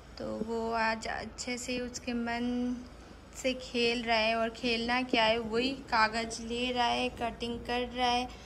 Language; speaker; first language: Hindi; non-native, local second language; Bangla